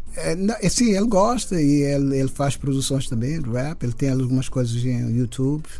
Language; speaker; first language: Portuguese; non-native, local second language; Kabuverdianu